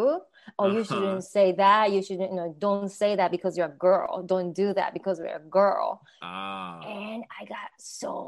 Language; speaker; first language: English; non-native, learner; Japanese